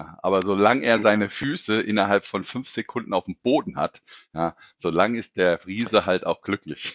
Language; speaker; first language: German; native; German